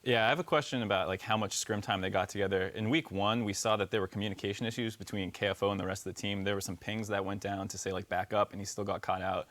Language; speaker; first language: English; native; English